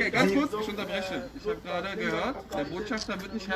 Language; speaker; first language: German; native; German